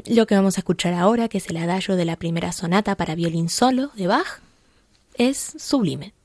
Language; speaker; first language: Spanish; native; Spanish